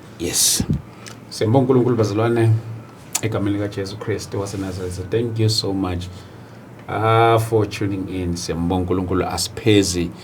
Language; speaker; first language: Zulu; native; Zulu